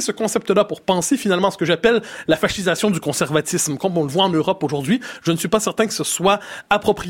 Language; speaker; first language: French; native; French